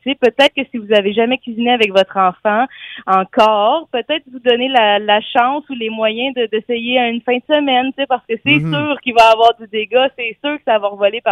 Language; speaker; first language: French; native; French